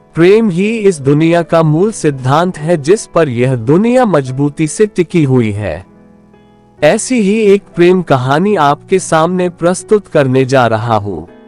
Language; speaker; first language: Hindi; native; Hindi